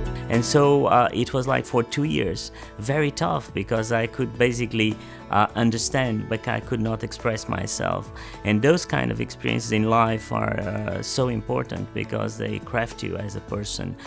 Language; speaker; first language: English; non-native, fluent; Portuguese